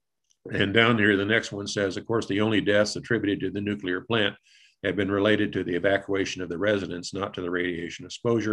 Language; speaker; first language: English; native; English